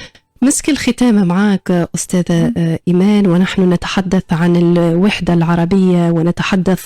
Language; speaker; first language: Arabic; native; Arabic